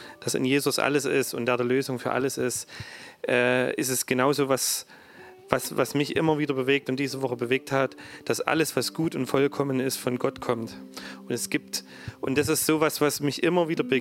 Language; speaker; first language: German; native; German